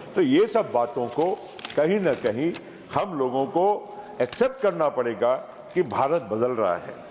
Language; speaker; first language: Hindi; non-native, local second language; Gujarati